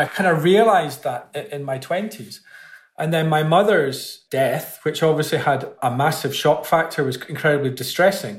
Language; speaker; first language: English; native; English